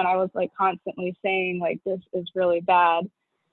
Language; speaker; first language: English; native; English